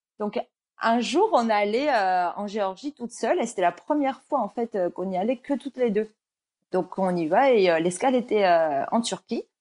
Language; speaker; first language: French; early bilingual, other home language; Georgian